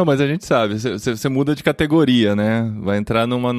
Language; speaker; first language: Portuguese; native; Portuguese